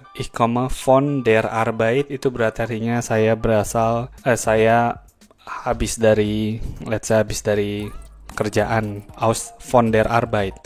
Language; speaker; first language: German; non-native, fluent; Indonesian